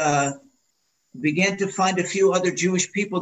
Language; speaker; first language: English; native; English